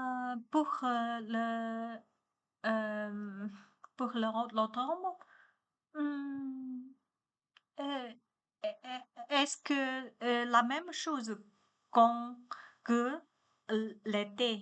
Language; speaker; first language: French; non-native, learner; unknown